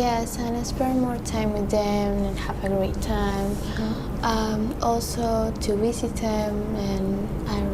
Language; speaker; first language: English; non-native, learner; Spanish